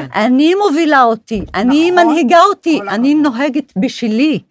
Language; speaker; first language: Hebrew; non-native, local second language; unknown